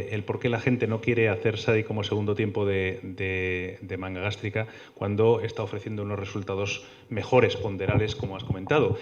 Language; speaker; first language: Spanish; native; Spanish